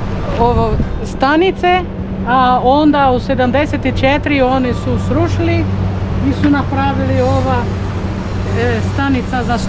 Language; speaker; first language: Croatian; non-native, learner; Portuguese